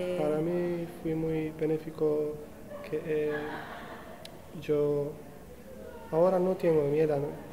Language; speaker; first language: Spanish; non-native, learner; English